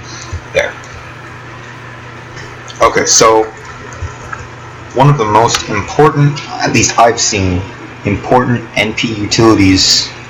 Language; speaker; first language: English; native; English